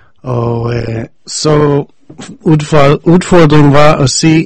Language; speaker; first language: Danish; non-native, fluent; English